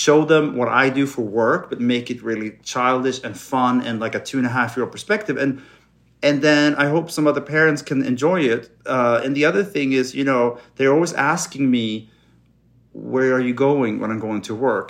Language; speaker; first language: English; non-native, fluent; Swedish